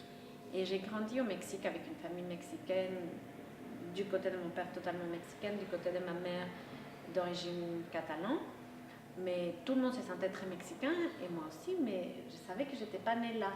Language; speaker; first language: French; non-native, local second language; Spanish